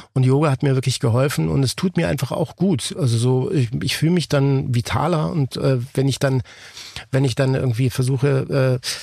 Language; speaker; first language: German; native; German